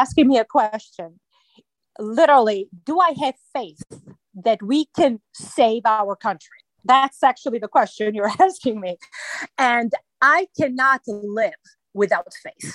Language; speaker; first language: English; non-native, fluent; Serbian